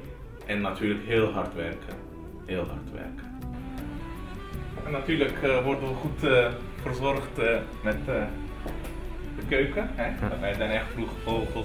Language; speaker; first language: Dutch; early bilingual, other home language; Turkish